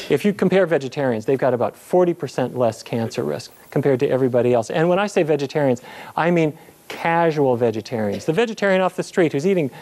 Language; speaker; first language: English; native; English